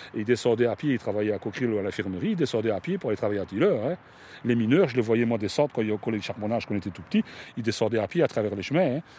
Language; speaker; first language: French; native; French